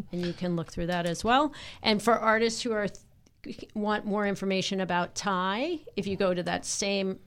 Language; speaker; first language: English; native; English